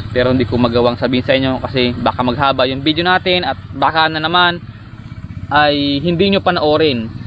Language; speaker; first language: Filipino; native; Filipino